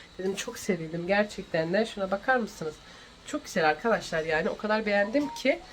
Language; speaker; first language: Turkish; early bilingual, heritage; Turkish